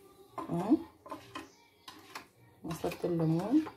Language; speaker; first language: Arabic; native; Arabic